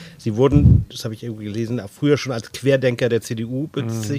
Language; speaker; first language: German; native; German